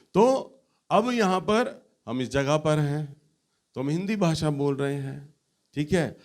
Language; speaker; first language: Hindi; native; Hindi